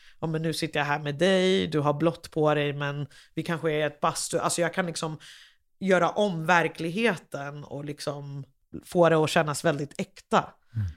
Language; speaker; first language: Swedish; early bilingual, other home language; English